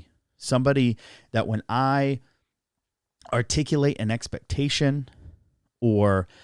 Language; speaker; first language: English; native; English